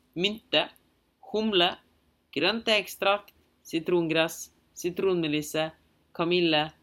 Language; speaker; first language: Norwegian; non-native, fluent; German